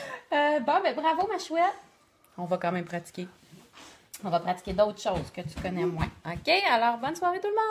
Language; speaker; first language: French; native; French